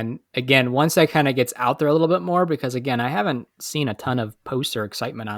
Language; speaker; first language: English; native; English